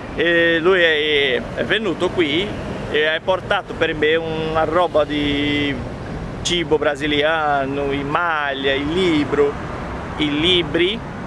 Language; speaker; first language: Italian; non-native, learner; Portuguese